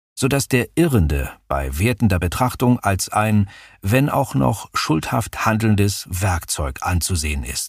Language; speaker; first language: German; native; German